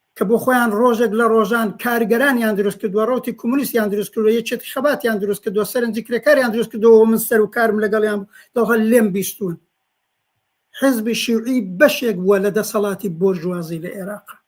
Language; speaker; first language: Central Kurdish; native; Central Kurdish